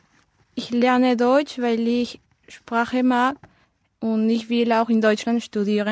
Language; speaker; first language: German; non-native, learner; Spanish